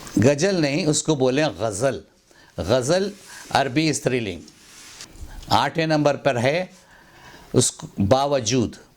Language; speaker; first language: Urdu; native; Urdu